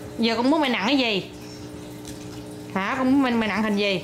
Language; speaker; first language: Vietnamese; native; Vietnamese